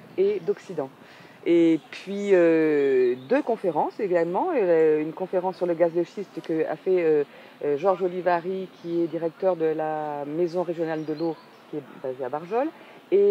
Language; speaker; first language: French; native; French